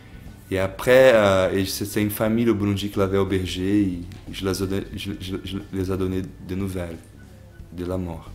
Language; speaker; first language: French; non-native, fluent; Portuguese